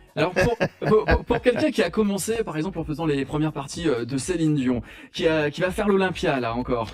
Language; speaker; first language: French; native; French